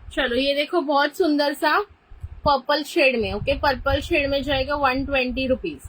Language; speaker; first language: Hindi; non-native, local second language; Marathi